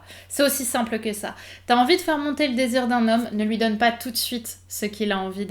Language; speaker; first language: French; native; French